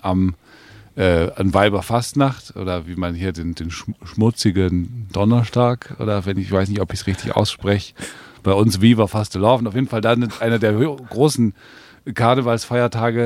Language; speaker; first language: German; native; German